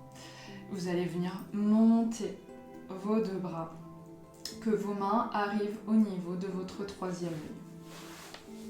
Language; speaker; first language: French; native; French